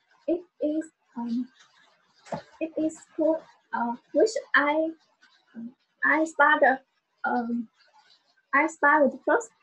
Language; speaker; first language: English; non-native, learner; Vietnamese